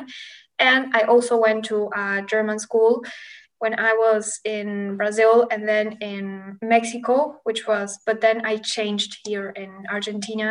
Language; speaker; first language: English; non-native, fluent; Spanish